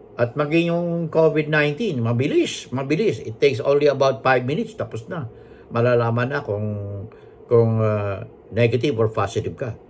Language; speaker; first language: Filipino; non-native, local second language; Hiligaynon